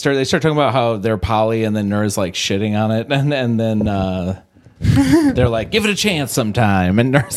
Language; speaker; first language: English; native; English